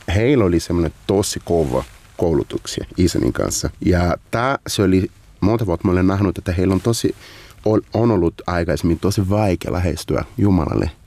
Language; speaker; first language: Finnish; non-native, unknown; Portuguese